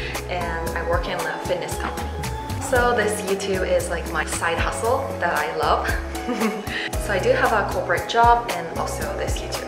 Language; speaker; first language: English; non-native, fluent; Japanese